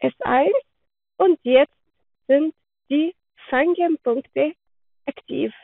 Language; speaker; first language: German; non-native, learner; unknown